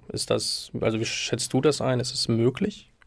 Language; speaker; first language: German; native; German